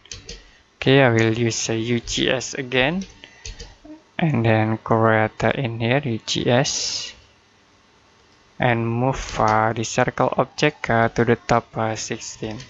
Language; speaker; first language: English; non-native, learner; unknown